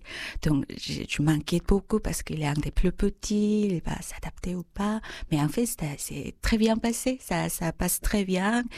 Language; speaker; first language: French; non-native, fluent; Korean